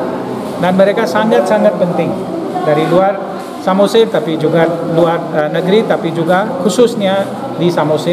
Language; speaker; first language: Indonesian; non-native, fluent; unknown